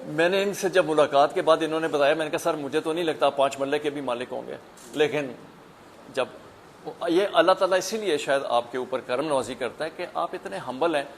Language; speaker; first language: Urdu; native; Urdu